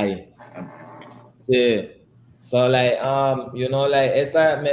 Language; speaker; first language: Spanish; early bilingual, heritage; Spanish